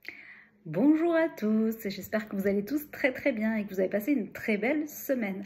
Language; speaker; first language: French; native; French